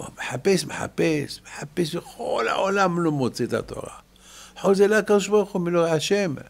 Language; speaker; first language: Hebrew; non-native, fluent; French